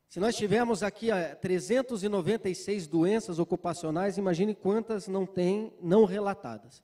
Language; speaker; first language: Portuguese; native; Portuguese